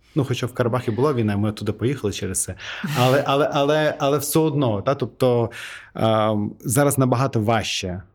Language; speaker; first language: Ukrainian; non-native, fluent; Azerbaijani